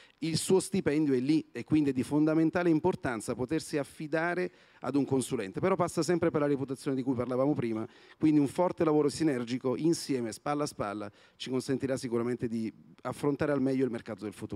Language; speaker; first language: Italian; native; Italian